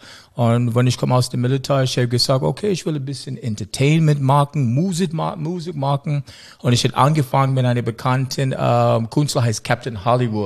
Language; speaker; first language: German; non-native, learner; English